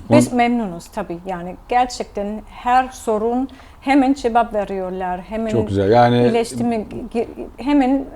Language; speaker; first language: Turkish; non-native, fluent; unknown